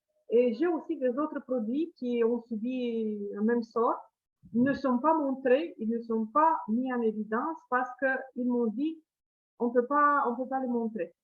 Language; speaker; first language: French; non-native, fluent; Romanian